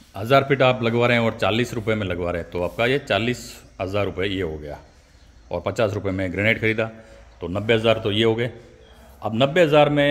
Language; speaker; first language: Hindi; native; Hindi